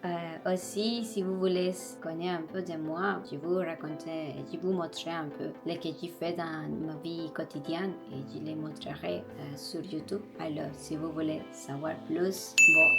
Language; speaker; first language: French; non-native, learner; Spanish